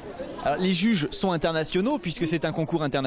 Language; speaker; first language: French; native; French